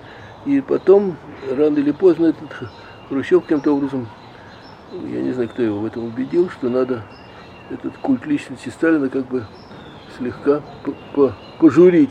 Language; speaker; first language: Russian; native; Russian